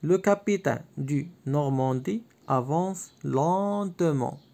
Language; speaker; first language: French; non-native, local second language; Arabic